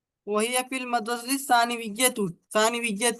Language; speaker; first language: Arabic; non-native, learner; Urdu